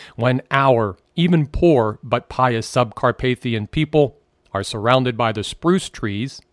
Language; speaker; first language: English; native; English